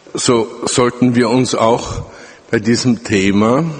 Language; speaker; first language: German; native; German